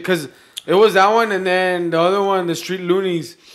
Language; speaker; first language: English; early bilingual, other home language; Spanish